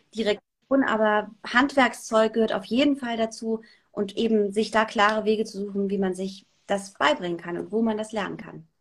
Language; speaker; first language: German; early bilingual, other home language; Persian